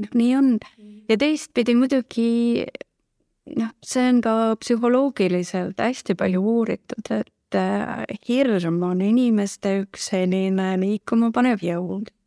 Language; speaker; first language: Estonian; non-native, local second language; Russian